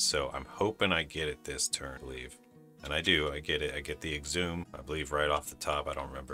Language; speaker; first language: English; native; English